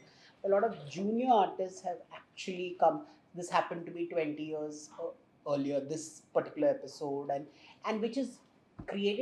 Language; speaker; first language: English; non-native, local second language; Hindi